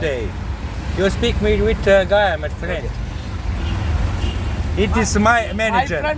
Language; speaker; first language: English; non-native, learner; Slovenian